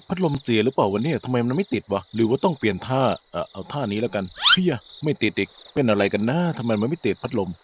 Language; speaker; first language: Thai; native; Thai